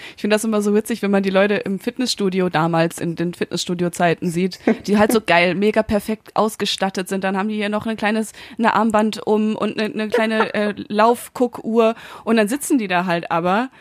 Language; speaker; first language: German; native; German